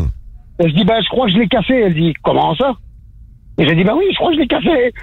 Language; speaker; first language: French; native; French